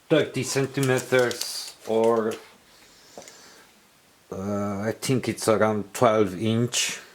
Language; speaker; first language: English; non-native, learner; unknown